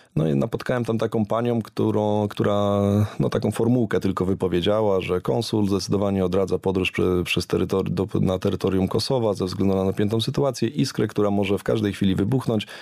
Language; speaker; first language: Polish; native; Polish